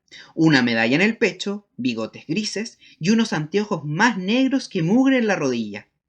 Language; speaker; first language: Spanish; native; Spanish